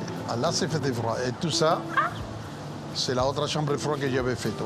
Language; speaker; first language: French; non-native, fluent; Spanish